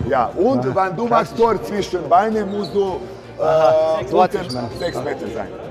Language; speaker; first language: German; non-native, learner; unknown